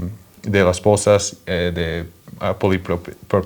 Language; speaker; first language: Spanish; non-native, fluent; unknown